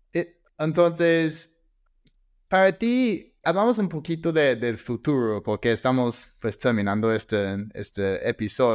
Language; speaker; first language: Spanish; non-native, fluent; English